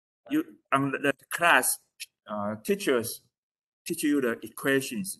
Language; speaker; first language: English; non-native, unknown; Chinese